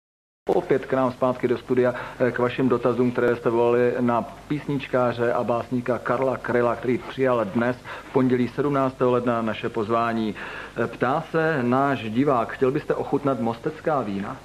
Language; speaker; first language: Czech; native; Czech